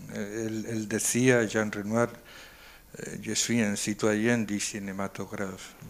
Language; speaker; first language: French; non-native, learner; Spanish